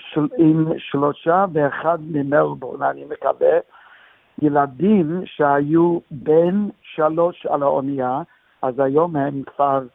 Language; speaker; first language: Hebrew; non-native, fluent; English